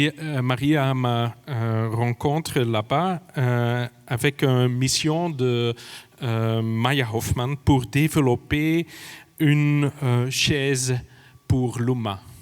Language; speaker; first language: French; non-native, fluent; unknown